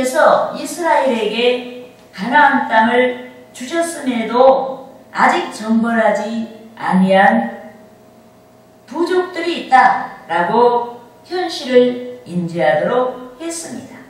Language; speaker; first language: Korean; native; Korean